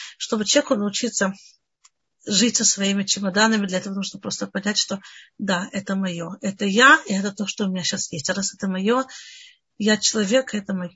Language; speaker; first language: Russian; early bilingual, heritage; Russian